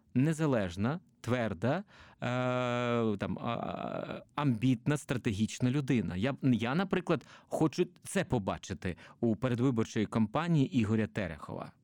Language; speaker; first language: Ukrainian; native; Ukrainian